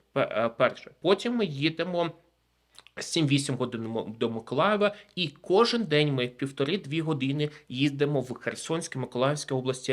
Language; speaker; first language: Ukrainian; native; Ukrainian